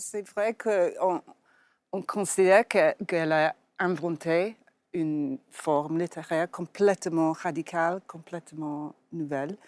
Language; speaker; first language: French; non-native, fluent; English